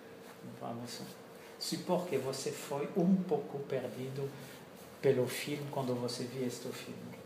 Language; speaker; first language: Portuguese; non-native, fluent; French